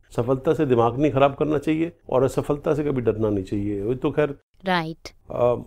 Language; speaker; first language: Hindi; native; Hindi